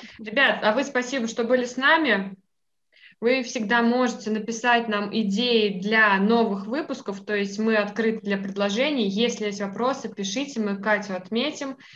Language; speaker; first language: Russian; native; Russian